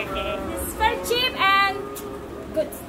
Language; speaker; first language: English; non-native, learner; Indonesian